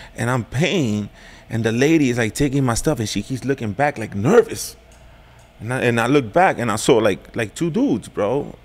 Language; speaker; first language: English; early bilingual, other home language; Spanish